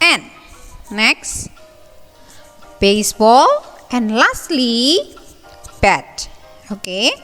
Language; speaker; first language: English; non-native, fluent; Indonesian